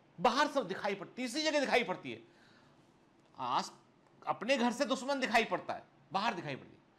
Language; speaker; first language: Hindi; native; Hindi